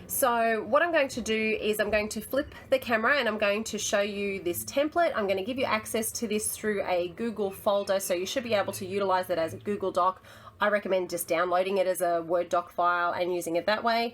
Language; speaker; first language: English; native; English